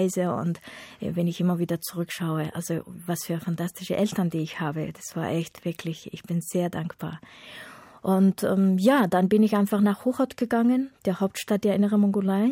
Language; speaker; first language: German; non-native, fluent; Mongolian